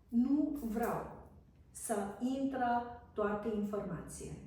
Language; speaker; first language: Romanian; non-native, fluent; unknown